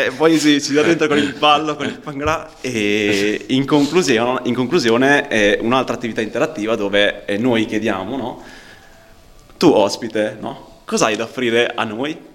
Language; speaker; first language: Italian; early bilingual, other home language; Punjabi